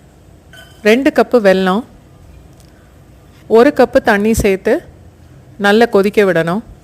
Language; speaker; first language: Tamil; native; Tamil